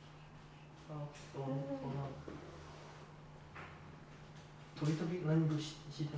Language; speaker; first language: Japanese; non-native, learner; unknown